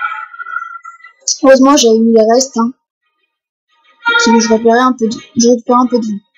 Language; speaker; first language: French; native; French